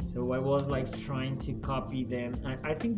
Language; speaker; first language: English; non-native, fluent; Portuguese